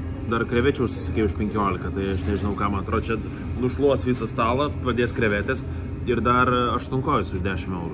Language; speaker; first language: Lithuanian; native; Lithuanian